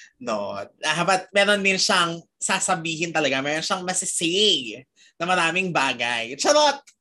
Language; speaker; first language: Filipino; native; Filipino